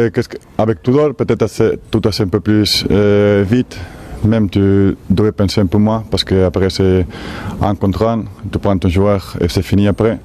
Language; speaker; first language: French; non-native, fluent; Spanish